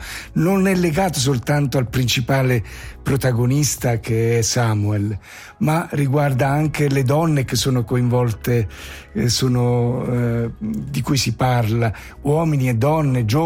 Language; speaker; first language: Italian; native; Italian